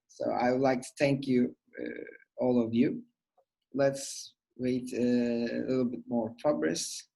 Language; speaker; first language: English; non-native, fluent; Turkish